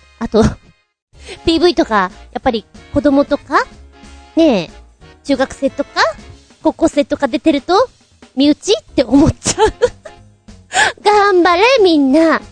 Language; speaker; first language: Japanese; native; Japanese